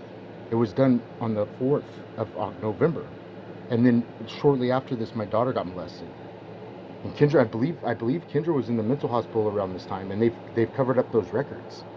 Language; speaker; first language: English; native; English